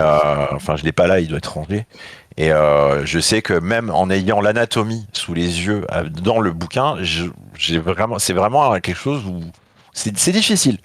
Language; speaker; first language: French; native; French